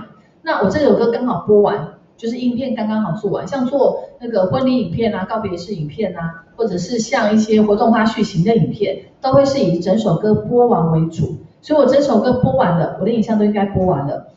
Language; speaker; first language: Chinese; native; Chinese